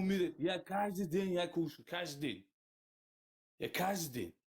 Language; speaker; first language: Russian; non-native, learner; Uzbek